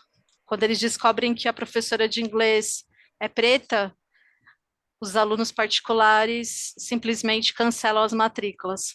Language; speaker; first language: Portuguese; native; Portuguese